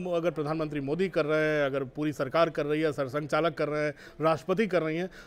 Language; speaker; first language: Hindi; native; Hindi